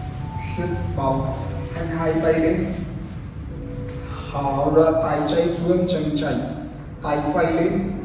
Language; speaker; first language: Vietnamese; non-native, learner; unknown